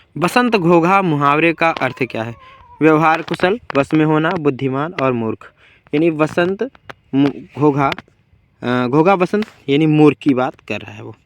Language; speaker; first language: Hindi; native; Hindi